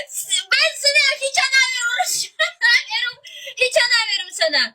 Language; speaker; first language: Turkish; non-native, learner; Russian